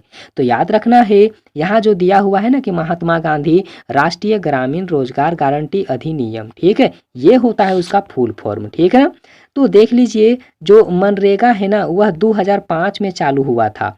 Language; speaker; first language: Hindi; native; Hindi